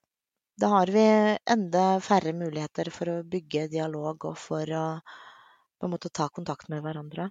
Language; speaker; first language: Norwegian; non-native, fluent; Russian